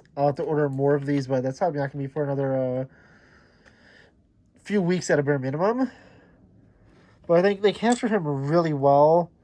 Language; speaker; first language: English; native; English